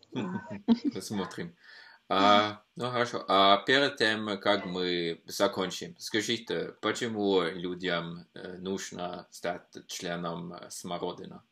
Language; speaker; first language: Russian; non-native, fluent; Norwegian